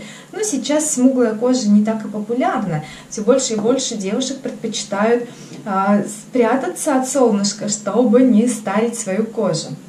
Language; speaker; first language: Russian; native; Russian